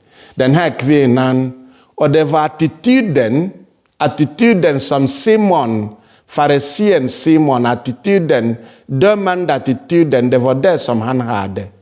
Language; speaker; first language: Swedish; non-native, fluent; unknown